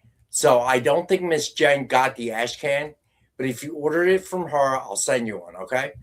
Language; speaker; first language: English; native; English